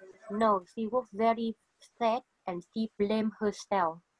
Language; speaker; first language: English; non-native, learner; Vietnamese